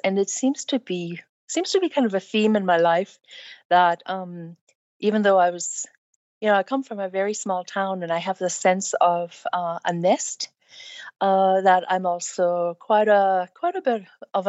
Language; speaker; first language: English; non-native, fluent; German